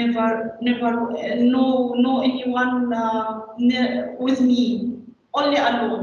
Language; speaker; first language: English; non-native, learner; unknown